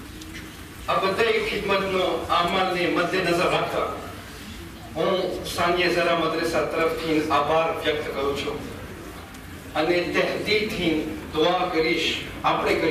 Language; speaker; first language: Gujarati; early bilingual, heritage; Gujarati